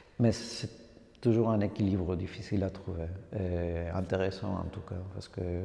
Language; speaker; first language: French; non-native, fluent; Spanish